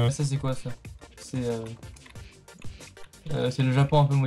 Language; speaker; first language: French; native; French